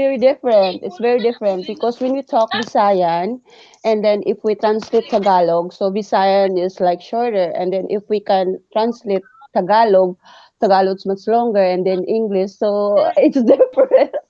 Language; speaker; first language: English; non-native, local second language; Cebuano